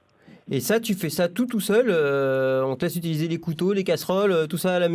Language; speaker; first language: French; native; French